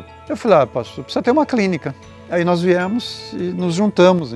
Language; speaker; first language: Portuguese; native; Portuguese